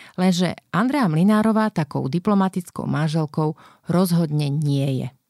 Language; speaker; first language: Slovak; native; Slovak